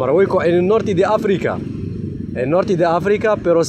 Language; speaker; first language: Spanish; non-native, learner; Arabic